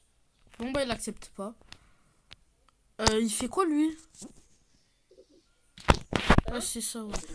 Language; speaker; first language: French; native; French